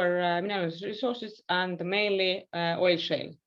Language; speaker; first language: English; non-native, fluent; Estonian